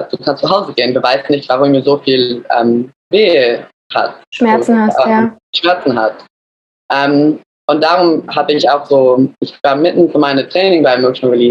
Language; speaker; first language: German; early bilingual, other home language; English